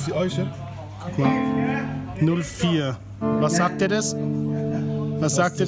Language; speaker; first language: German; native; German